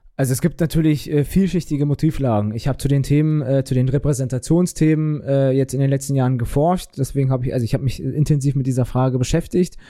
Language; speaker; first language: German; early bilingual, other home language; Turkish